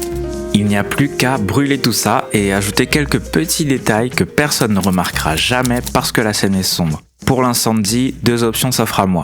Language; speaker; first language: French; native; French